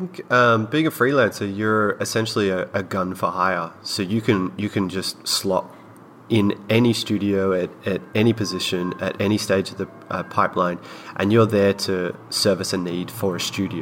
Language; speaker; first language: English; native; English